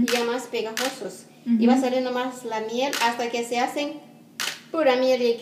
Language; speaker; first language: Spanish; native; Spanish